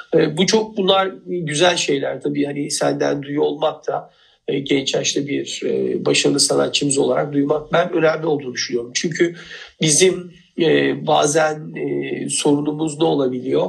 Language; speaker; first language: Turkish; native; Turkish